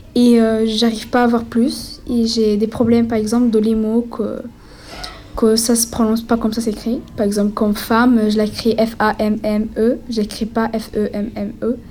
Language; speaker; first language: French; non-native, fluent; Spanish